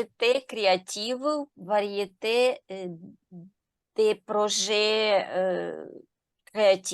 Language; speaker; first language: French; non-native, learner; Ukrainian